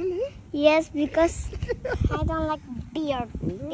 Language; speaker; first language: English; non-native, learner; Persian